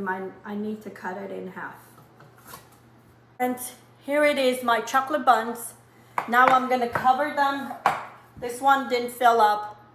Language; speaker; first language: English; non-native, fluent; Portuguese